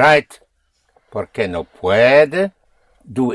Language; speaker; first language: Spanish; non-native, fluent; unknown